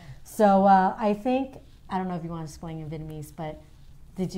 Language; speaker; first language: English; early bilingual, other home language; Vietnamese